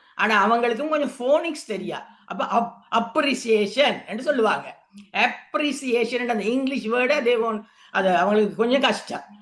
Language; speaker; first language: Tamil; native; Tamil